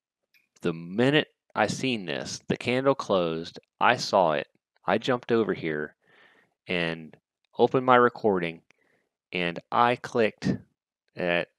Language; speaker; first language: English; native; English